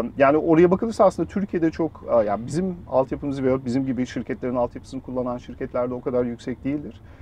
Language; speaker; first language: Turkish; early bilingual, heritage; Turkish